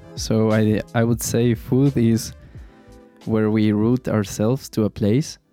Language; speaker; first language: English; non-native, fluent; Spanish